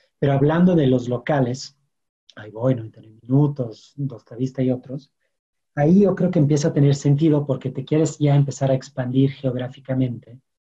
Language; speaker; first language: Spanish; non-native, fluent; French